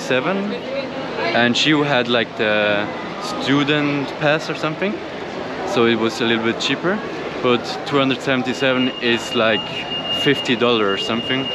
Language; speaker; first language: English; non-native, fluent; Swiss German